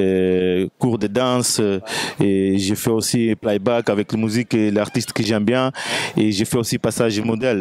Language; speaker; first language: French; non-native, fluent; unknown